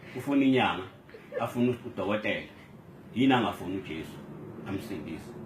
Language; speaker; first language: Zulu; native; Zulu